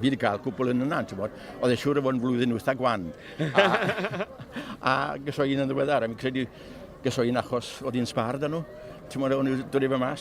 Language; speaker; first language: Welsh; native; Welsh